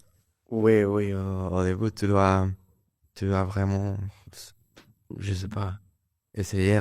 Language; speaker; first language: French; non-native, learner; Spanish